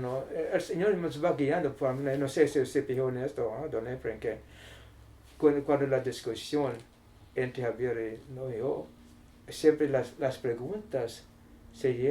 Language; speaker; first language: Spanish; non-native, learner; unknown